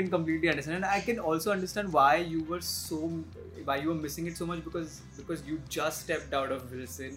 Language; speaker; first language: English; non-native, local second language; Hindi